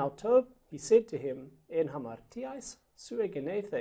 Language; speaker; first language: Greek; non-native, fluent; English